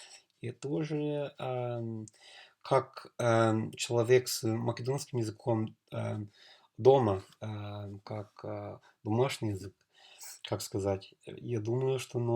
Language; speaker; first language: Russian; non-native, learner; English